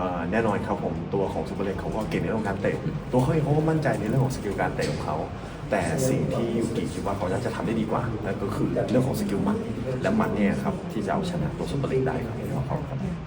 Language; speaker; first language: Thai; native; Thai